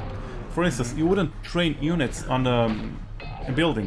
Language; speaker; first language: English; non-native, fluent; Portuguese